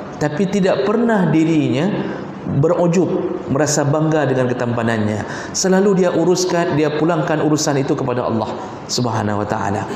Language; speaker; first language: Malay; non-native, local second language; Achinese